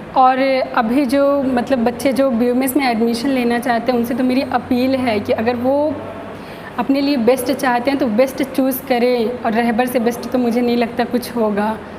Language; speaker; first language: Hindi; native; Hindi